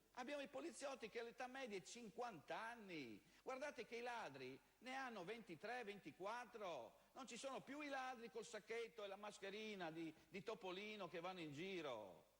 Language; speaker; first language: Italian; native; Italian